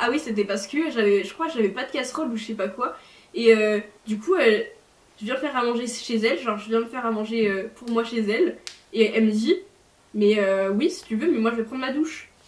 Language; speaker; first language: French; native; French